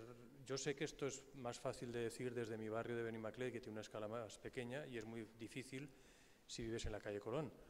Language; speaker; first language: Spanish; native; Spanish